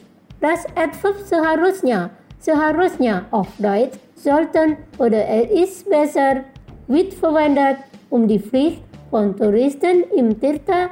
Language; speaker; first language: German; non-native, learner; Indonesian